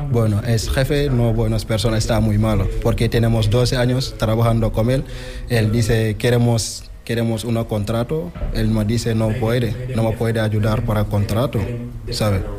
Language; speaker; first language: Spanish; non-native, learner; Wolof